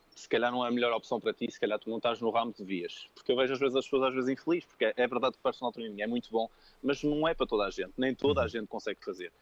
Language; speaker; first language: Portuguese; early bilingual, other home language; French